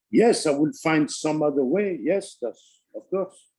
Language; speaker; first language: English; non-native, learner; Italian